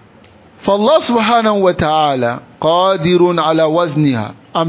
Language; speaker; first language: Arabic; non-native, fluent; French